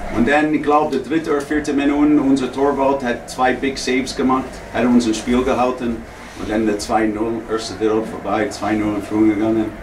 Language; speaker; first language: German; non-native, learner; English